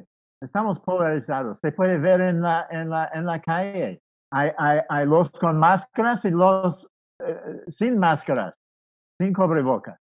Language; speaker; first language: Spanish; non-native, fluent; English